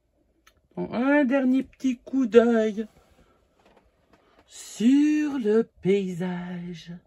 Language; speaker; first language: French; native; French